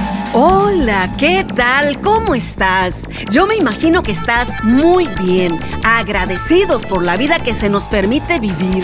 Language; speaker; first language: Spanish; native; Spanish